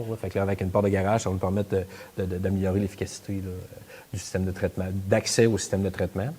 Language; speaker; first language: French; native; French